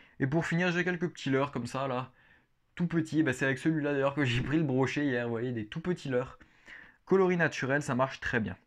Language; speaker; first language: French; native; French